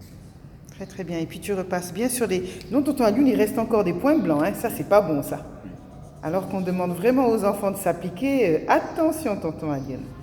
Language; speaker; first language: French; native; French